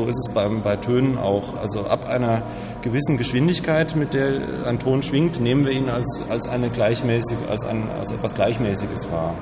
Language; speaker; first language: German; native; German